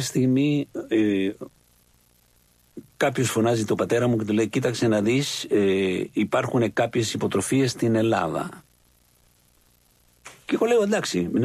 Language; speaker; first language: Greek; non-native, fluent; Spanish